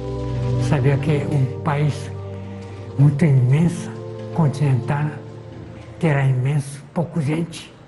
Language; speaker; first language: Portuguese; non-native, learner; Korean